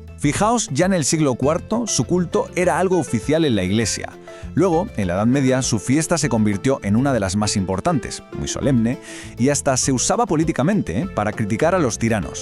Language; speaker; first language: Spanish; native; Spanish